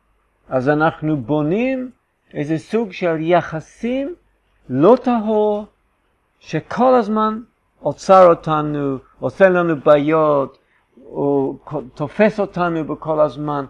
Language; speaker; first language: Hebrew; non-native, fluent; English